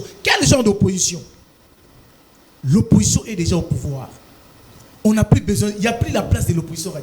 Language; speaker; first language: French; non-native, local second language; Lingala